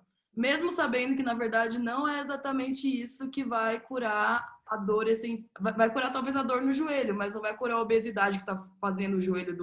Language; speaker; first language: Portuguese; native; Portuguese